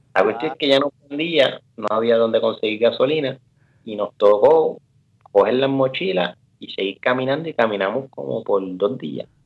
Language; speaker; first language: Spanish; native; Spanish